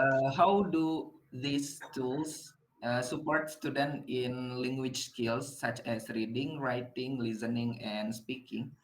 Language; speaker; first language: English; non-native, learner; Indonesian